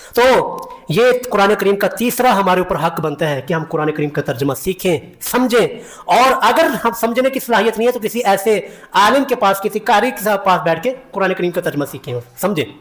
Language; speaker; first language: Urdu; non-native, local second language; Punjabi